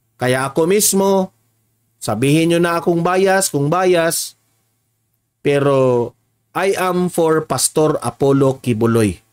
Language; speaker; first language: Filipino; native; Filipino